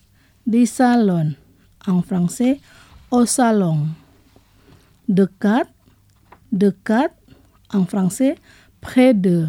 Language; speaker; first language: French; non-native, fluent; Indonesian